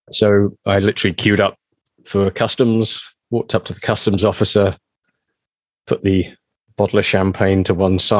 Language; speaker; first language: English; native; English